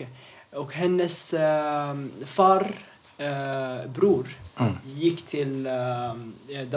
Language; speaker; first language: Swedish; early bilingual, other home language; Arabic